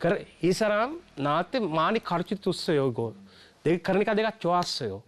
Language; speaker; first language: Korean; non-native, learner; Sinhala